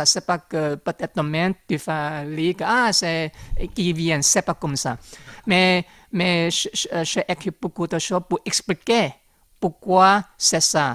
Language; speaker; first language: French; non-native, learner; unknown